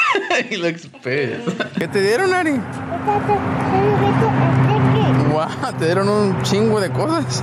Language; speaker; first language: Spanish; early bilingual, heritage; English